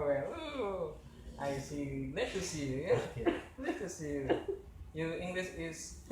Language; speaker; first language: English; non-native, learner; Indonesian